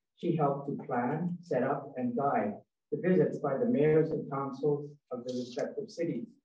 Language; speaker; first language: English; native; English